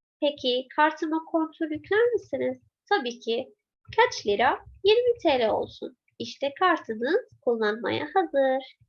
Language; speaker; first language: Turkish; non-native, fluent; Arabic